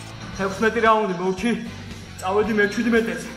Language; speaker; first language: Georgian; native; Georgian